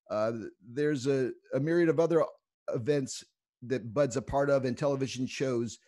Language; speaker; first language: English; native; English